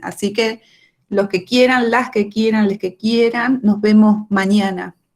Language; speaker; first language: Spanish; native; Spanish